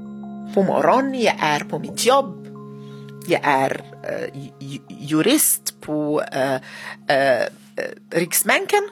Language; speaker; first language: Swedish; non-native, learner; Arabic